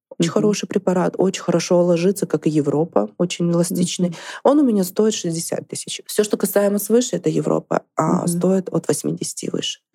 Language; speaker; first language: Russian; native; Russian